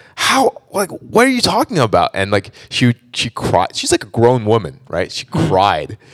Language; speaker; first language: English; native; English